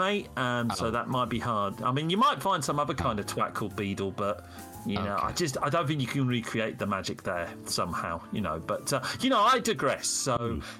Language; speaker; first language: English; native; English